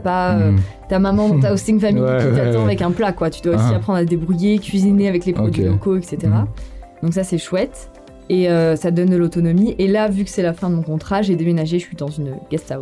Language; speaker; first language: French; native; French